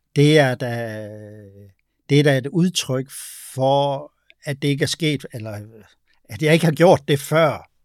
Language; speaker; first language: Danish; native; Danish